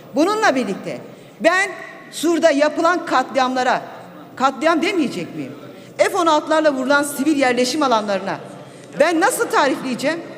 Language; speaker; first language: Turkish; non-native, local second language; Kurdish